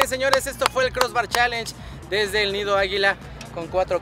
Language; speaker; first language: Spanish; native; Spanish